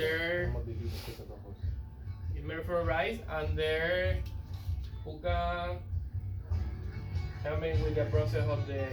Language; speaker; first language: English; non-native, learner; Spanish